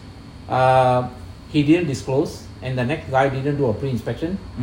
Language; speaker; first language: English; non-native, local second language; Punjabi